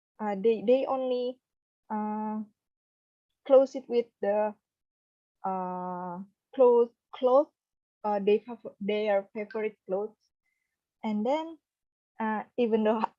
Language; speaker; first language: English; non-native, learner; Indonesian